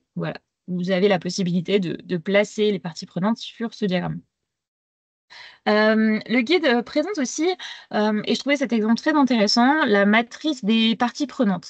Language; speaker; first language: French; native; French